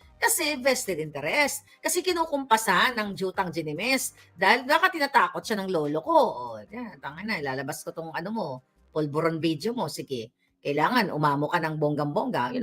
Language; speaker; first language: Filipino; non-native, local second language; Cebuano